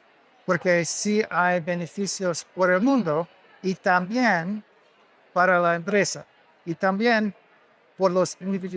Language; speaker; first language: Spanish; non-native, learner; English